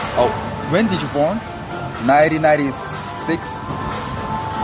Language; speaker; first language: English; non-native, learner; Korean